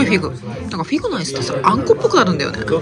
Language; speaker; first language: Japanese; native; Japanese